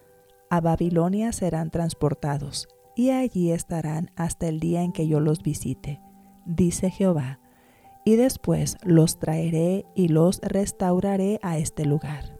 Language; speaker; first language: Spanish; native; Spanish